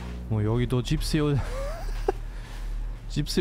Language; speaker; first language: Korean; non-native, learner; German